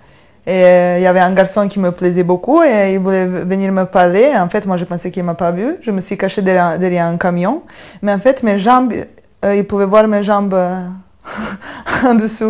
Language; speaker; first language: French; non-native, fluent; Serbian